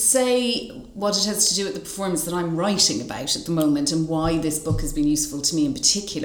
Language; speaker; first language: English; native; English